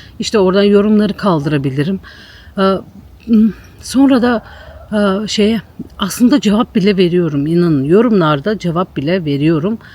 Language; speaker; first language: Turkish; native; Turkish